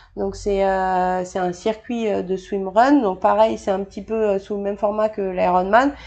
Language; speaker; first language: French; native; French